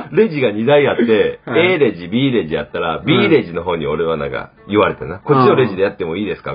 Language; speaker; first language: Japanese; native; Japanese